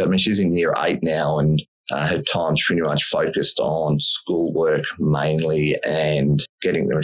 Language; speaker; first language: English; native; English